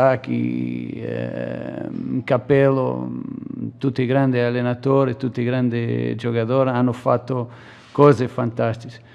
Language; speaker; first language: Italian; non-native, fluent; Portuguese